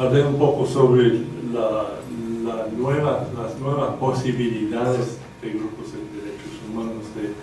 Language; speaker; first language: Spanish; non-native, fluent; English